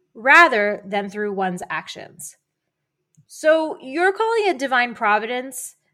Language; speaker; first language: English; native; English